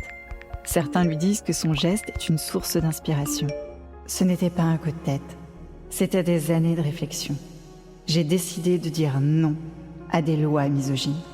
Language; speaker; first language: French; native; French